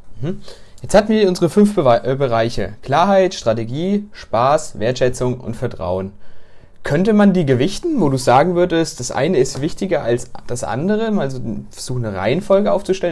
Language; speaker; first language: German; native; German